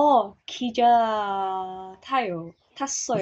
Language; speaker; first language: Korean; non-native, learner; English